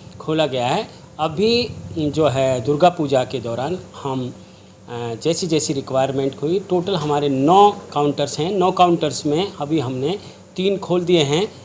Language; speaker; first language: Hindi; native; Hindi